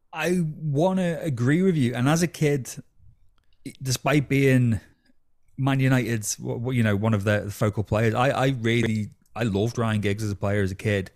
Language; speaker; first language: English; native; English